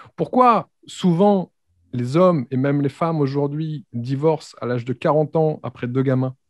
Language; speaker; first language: French; native; French